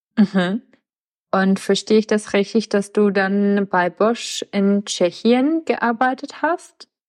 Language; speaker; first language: German; non-native, fluent; Czech